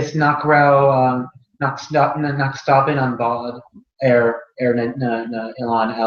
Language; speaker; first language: Irish; non-native, learner; English